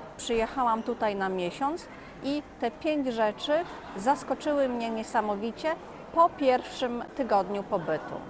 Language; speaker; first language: Polish; native; Polish